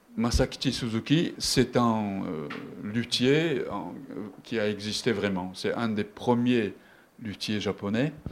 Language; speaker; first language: French; non-native, fluent; Japanese